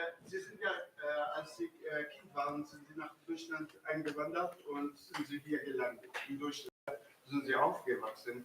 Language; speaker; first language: German; non-native, fluent; Arabic